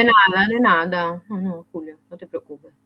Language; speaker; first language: Spanish; non-native, fluent; Italian